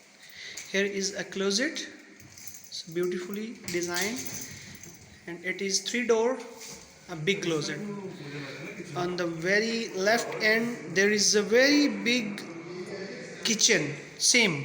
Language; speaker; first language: English; non-native, local second language; Urdu